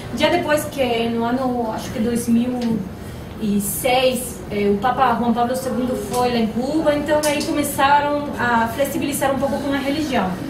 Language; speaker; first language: Portuguese; non-native, fluent; Spanish